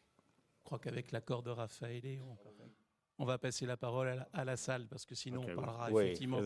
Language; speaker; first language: French; native; French